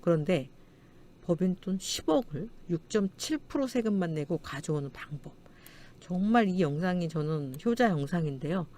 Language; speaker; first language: Korean; native; Korean